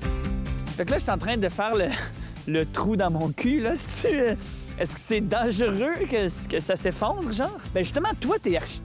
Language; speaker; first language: French; native; French